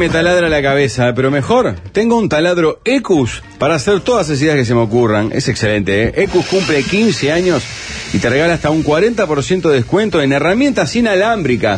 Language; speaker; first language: Spanish; native; Spanish